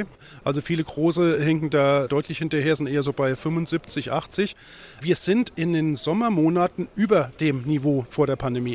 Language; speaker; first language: German; native; German